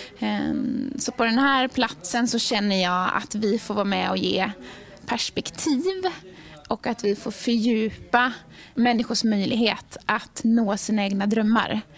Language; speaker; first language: Swedish; native; Swedish